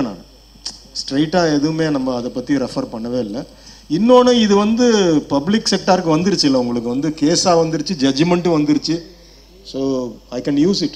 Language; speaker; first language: Tamil; native; Tamil